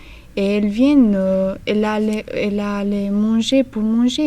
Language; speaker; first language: French; non-native, learner; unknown